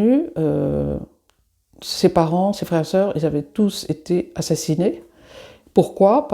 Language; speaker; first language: French; native; French